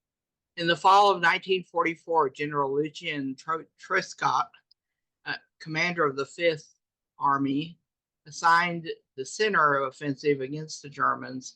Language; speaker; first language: English; native; English